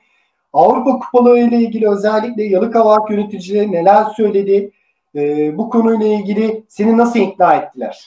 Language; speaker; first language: Turkish; native; Turkish